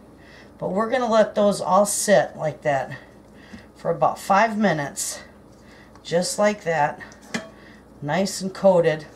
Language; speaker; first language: English; native; English